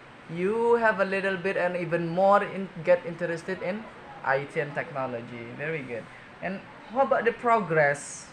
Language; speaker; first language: English; non-native, fluent; Indonesian